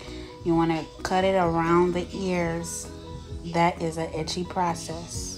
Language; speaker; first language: English; native; English